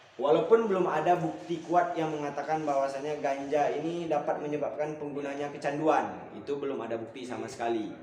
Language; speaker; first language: Indonesian; native; Indonesian